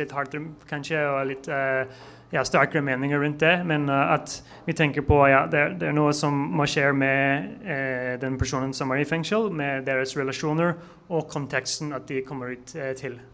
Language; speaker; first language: Norwegian; non-native, fluent; English